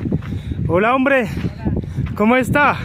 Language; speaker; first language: Spanish; non-native, learner; French